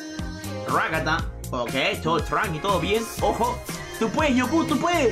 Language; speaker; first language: Spanish; native; Spanish